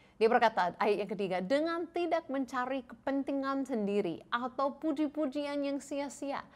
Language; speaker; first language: Indonesian; non-native, fluent; English